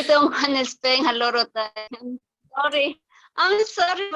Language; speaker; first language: English; non-native, learner; Spanish